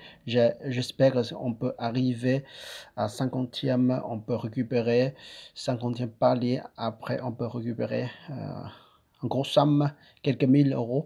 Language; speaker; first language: French; non-native, learner; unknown